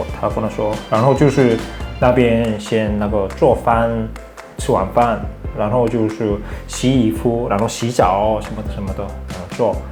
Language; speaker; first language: Chinese; non-native, fluent; Korean